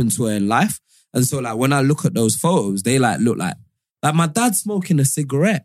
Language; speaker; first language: English; non-native, local second language; Yoruba